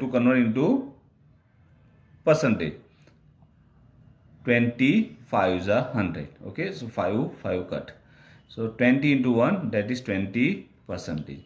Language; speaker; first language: English; non-native, local second language; Gujarati